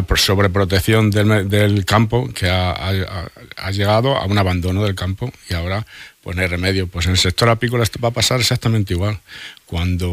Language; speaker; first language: Spanish; native; Spanish